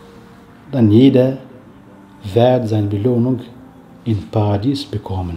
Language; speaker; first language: German; non-native, fluent; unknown